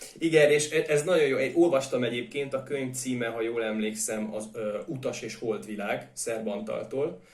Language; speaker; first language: Hungarian; native; Hungarian